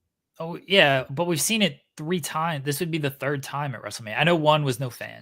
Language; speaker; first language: English; native; English